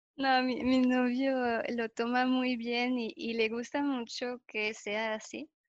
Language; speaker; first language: Spanish; non-native, fluent; French